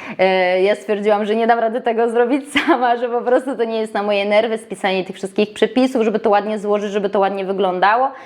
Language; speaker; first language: Polish; native; Polish